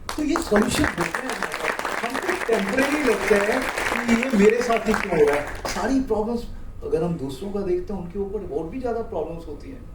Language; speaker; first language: Hindi; non-native, local second language; Marathi